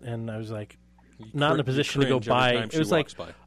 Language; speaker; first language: English; native; English